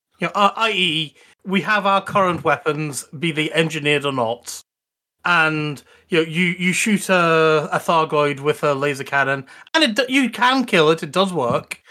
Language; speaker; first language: English; native; English